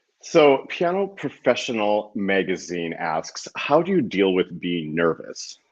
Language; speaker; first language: English; native; English